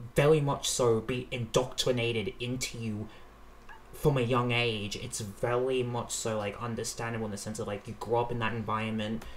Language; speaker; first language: English; native; English